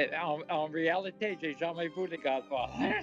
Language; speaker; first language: French; non-native, fluent; English